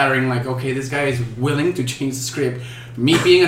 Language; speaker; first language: English; non-native, fluent; Spanish